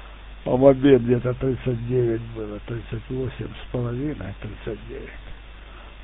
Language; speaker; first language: Russian; native; Russian